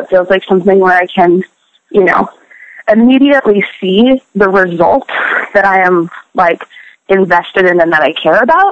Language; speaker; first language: English; native; English